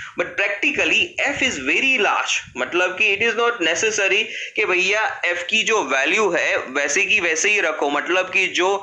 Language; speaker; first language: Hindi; non-native, local second language; Gujarati